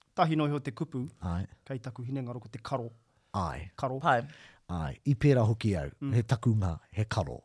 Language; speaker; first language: Māori; non-native, local second language; English